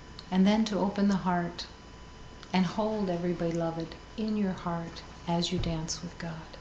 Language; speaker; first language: English; native; English